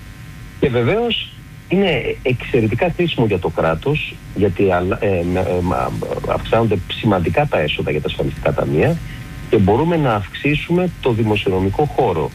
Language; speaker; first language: Greek; native; Greek